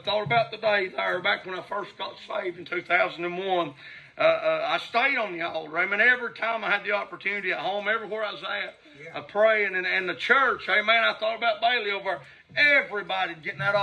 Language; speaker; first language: English; native; English